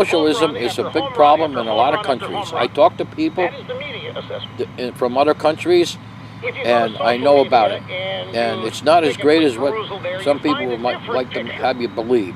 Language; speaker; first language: English; native; English